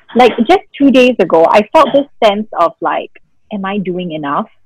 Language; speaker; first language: English; native; English